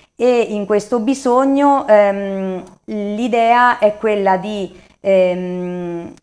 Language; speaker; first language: Italian; native; Italian